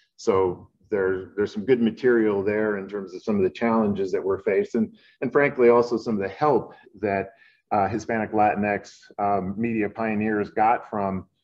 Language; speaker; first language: English; native; English